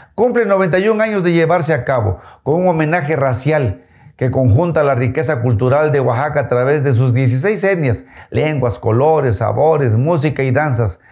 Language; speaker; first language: Spanish; native; Spanish